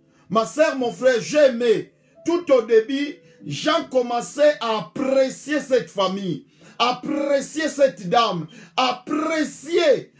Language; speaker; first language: French; non-native, local second language; Lingala